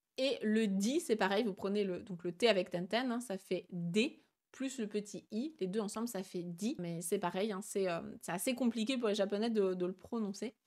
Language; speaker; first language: French; native; French